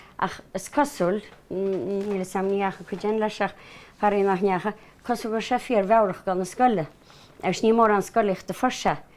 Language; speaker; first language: Irish; native; Irish